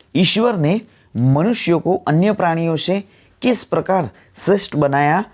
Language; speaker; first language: Hindi; non-native, local second language; Gujarati